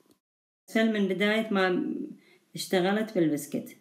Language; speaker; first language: Arabic; native; Arabic